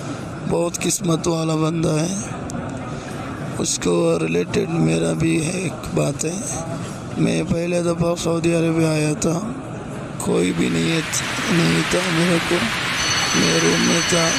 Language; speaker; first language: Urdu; non-native, fluent; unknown